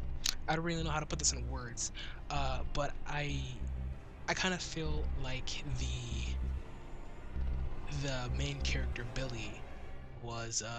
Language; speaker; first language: English; native; English